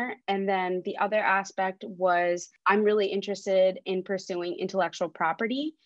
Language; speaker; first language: English; early bilingual, other home language; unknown